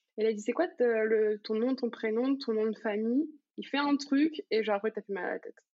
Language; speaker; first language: French; native; French